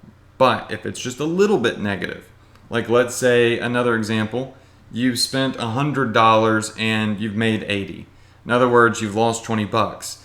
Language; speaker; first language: English; native; English